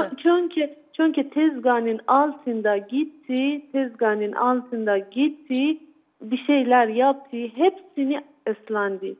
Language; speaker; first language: Turkish; non-native, learner; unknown